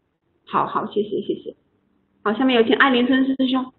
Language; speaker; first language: Chinese; native; Chinese